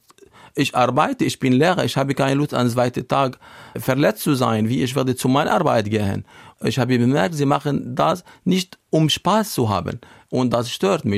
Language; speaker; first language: German; non-native, learner; Arabic